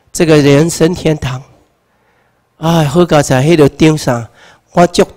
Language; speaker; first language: Chinese; native; Chinese